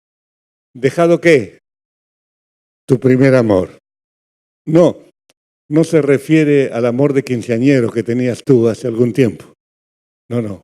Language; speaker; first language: Spanish; native; Spanish